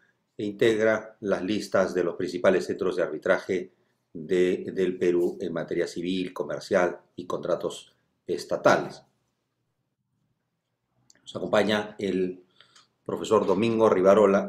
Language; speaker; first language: Spanish; native; Spanish